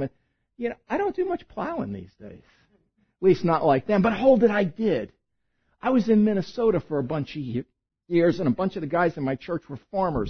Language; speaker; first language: English; native; English